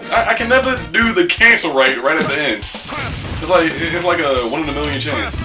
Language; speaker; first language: English; native; English